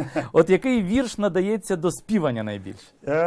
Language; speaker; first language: Ukrainian; native; Ukrainian